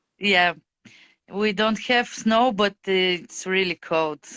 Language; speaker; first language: English; non-native, fluent; Bulgarian